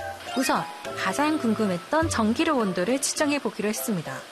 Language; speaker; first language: Korean; native; Korean